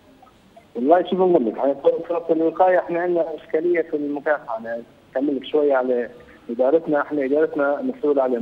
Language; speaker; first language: Arabic; native; Arabic